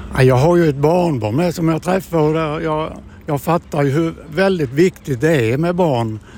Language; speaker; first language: Swedish; native; Swedish